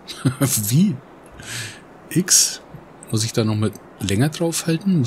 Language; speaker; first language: German; native; German